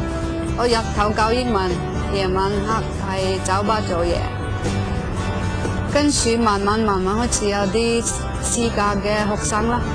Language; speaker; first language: Cantonese; non-native, fluent; Norwegian